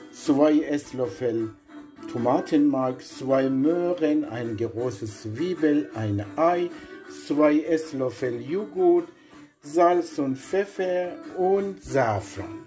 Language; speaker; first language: German; non-native, learner; Persian